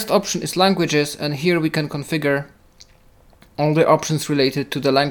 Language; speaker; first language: English; non-native, fluent; Polish